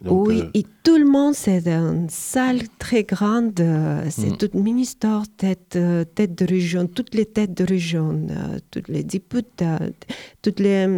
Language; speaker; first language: French; non-native, learner; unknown